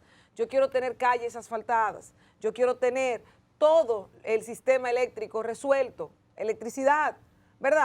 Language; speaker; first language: Spanish; native; Spanish